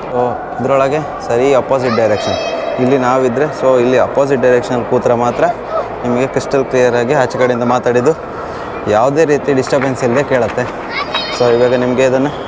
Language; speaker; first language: Kannada; non-native, local second language; Tulu